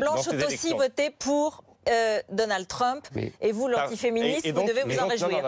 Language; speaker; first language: French; native; French